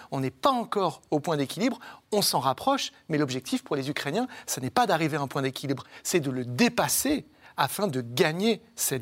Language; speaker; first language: French; native; French